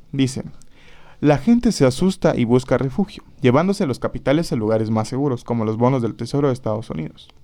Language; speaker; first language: Spanish; native; Spanish